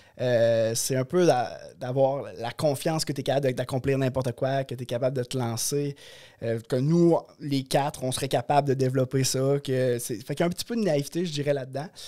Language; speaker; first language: French; native; French